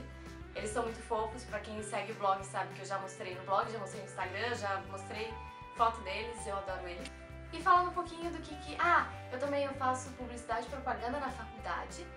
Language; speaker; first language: Portuguese; native; Portuguese